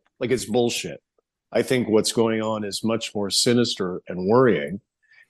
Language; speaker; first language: English; native; English